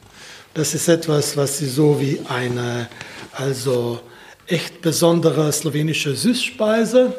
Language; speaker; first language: German; non-native, fluent; Slovenian